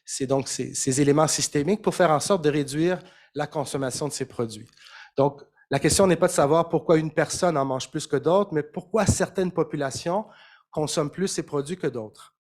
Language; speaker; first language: French; native; French